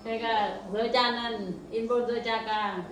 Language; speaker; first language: Korean; non-native, learner; Vietnamese